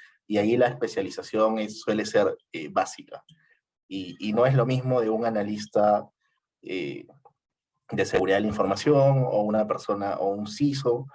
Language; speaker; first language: Spanish; native; Spanish